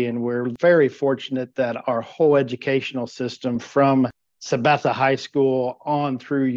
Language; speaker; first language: English; native; English